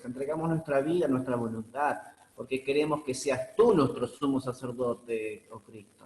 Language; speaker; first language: Spanish; native; Spanish